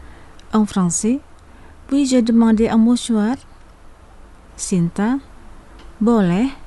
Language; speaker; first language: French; non-native, fluent; Indonesian